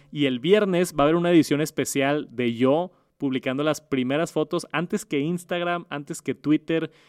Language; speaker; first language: Spanish; native; Spanish